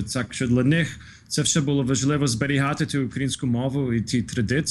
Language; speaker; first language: Ukrainian; early bilingual, heritage; Ukrainian